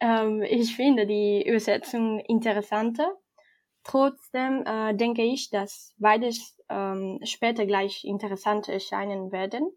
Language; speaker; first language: German; non-native, fluent; Spanish